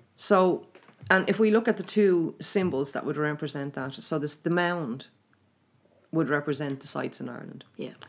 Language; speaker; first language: English; native; English